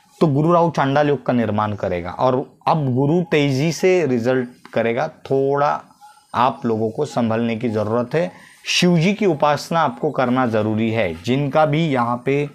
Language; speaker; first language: Hindi; non-native, local second language; Marathi